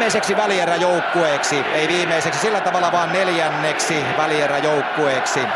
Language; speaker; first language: Finnish; native; Finnish